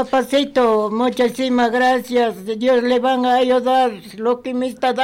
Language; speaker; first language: Spanish; non-native, local second language; Quechua